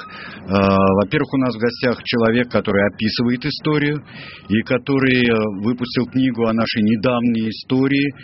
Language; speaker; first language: Russian; native; Russian